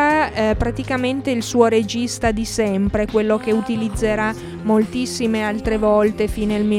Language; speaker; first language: Italian; native; Italian